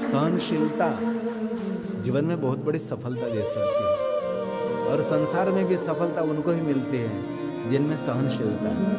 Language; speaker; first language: Hindi; non-native, local second language; Gujarati